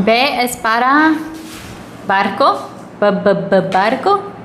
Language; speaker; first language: Spanish; non-native, learner; English